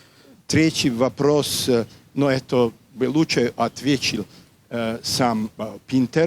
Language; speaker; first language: Russian; non-native, learner; Serbian